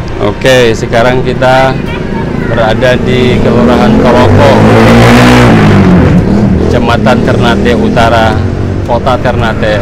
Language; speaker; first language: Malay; non-native, local second language; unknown